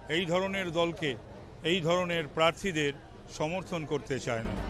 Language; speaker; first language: Bangla; native; Bangla